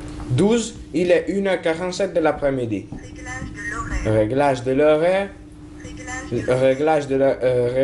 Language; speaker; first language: French; non-native, learner; Italian